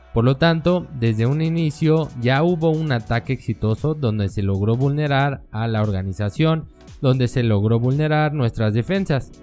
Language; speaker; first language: Spanish; native; Spanish